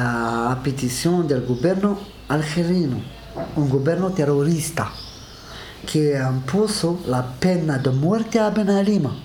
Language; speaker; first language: Spanish; non-native, learner; Arabic